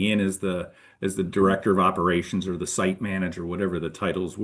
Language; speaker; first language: English; native; English